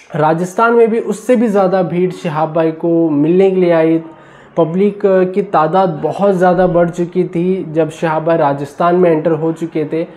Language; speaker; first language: Hindi; non-native, local second language; Urdu